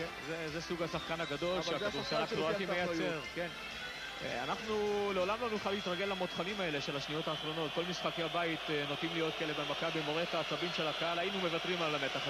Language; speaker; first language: Hebrew; native; Hebrew